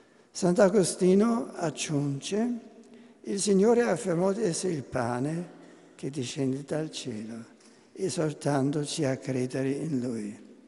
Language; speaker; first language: Italian; non-native, fluent; German